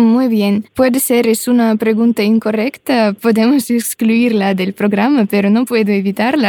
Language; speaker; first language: Spanish; non-native, fluent; Russian